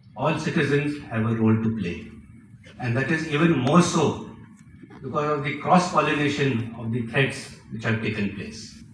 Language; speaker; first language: English; non-native, local second language; Marathi